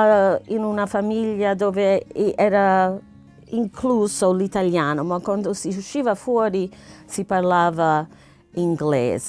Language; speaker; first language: Italian; early bilingual, heritage; Italian